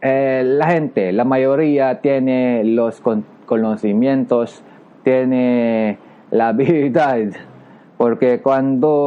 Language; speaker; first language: Spanish; non-native, learner; Japanese